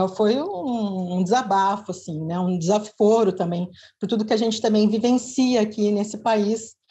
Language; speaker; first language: Portuguese; native; Portuguese